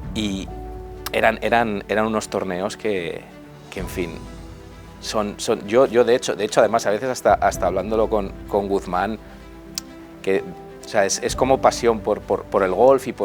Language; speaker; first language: Spanish; native; Spanish